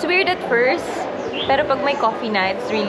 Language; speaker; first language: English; non-native, local second language; Filipino